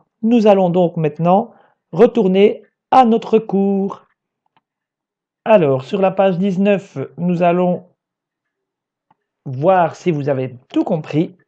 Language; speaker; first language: French; native; French